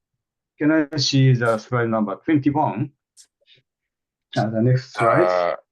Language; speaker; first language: English; non-native, fluent; Japanese